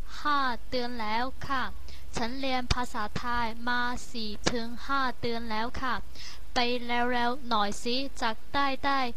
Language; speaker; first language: Thai; non-native, learner; Chinese